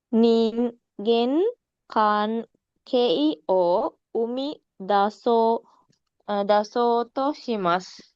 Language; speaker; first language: Japanese; non-native, learner; Sinhala